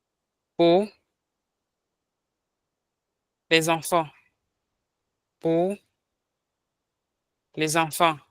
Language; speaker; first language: French; non-native, local second language; Ghomala